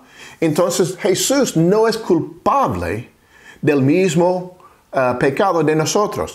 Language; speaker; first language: Spanish; non-native, fluent; English